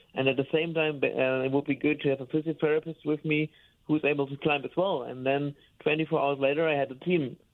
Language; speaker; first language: English; non-native, fluent; German